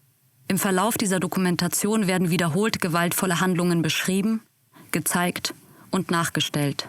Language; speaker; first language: German; native; German